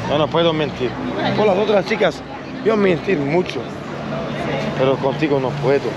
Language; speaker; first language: Spanish; non-native, learner; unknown